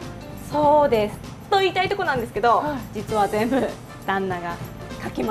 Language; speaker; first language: Japanese; native; Japanese